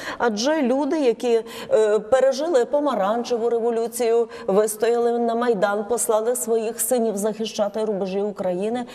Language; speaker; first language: Ukrainian; native; Ukrainian